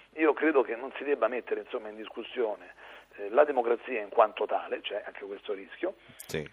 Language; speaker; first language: Italian; native; Italian